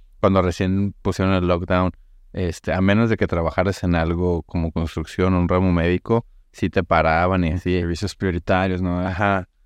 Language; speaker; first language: Spanish; native; Spanish